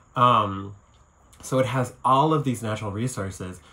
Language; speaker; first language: English; native; English